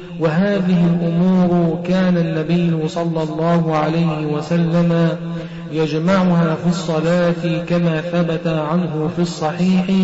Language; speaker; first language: Arabic; native; Arabic